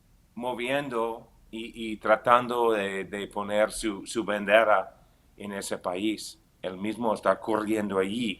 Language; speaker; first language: Spanish; non-native, fluent; English